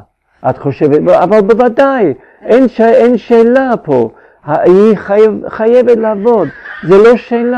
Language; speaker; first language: Hebrew; non-native, fluent; English